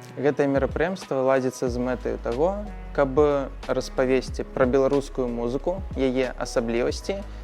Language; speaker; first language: Belarusian; non-native, local second language; Russian